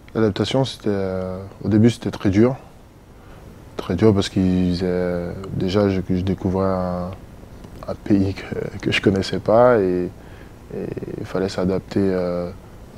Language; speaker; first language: French; native; French